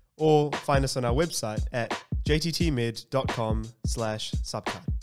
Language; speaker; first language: English; early bilingual, other home language; Hindi